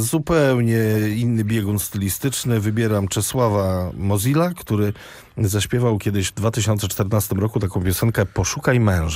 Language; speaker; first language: Polish; native; Polish